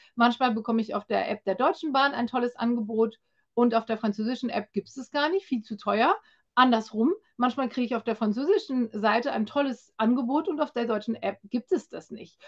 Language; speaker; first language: German; native; German